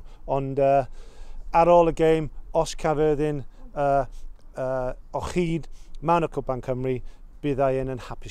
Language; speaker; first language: Welsh; non-native, local second language; English